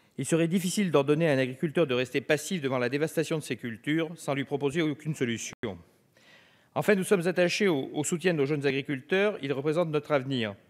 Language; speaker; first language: French; native; French